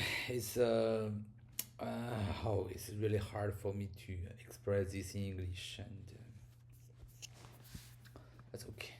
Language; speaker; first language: English; non-native, learner; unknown